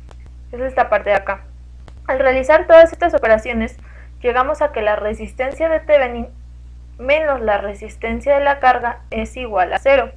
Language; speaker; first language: Spanish; native; Spanish